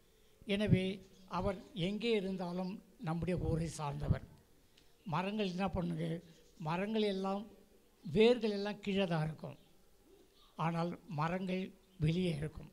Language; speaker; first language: Tamil; native; Tamil